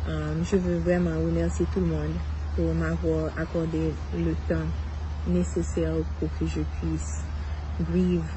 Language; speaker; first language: French; non-native, local second language; Haitian Creole